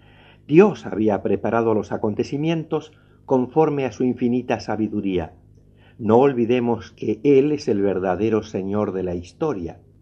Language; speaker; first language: Spanish; native; Spanish